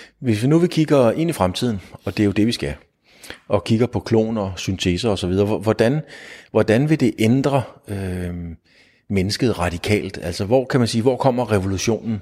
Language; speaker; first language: Danish; native; Danish